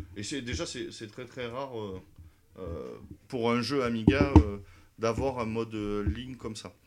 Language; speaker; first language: French; native; French